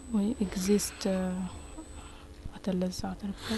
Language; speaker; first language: French; non-native, learner; Arabic